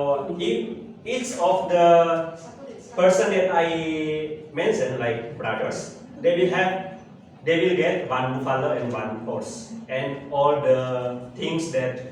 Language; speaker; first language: English; non-native, learner; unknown